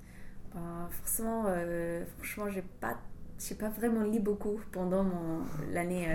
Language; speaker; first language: French; non-native, fluent; English